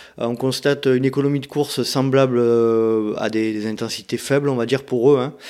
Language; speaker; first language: French; native; French